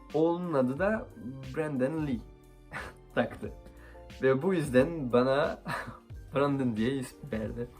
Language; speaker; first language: Turkish; early bilingual, heritage; Turkish